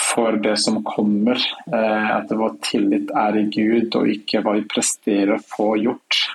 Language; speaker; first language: Norwegian; non-native, fluent; Kinyarwanda